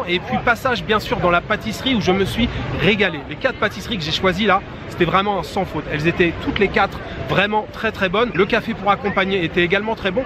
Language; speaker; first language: French; native; French